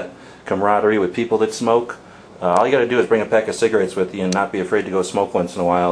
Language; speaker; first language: English; native; English